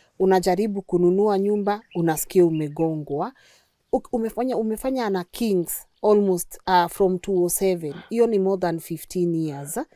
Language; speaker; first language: Swahili; native; Swahili